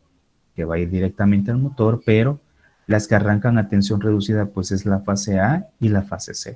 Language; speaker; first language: Spanish; native; Spanish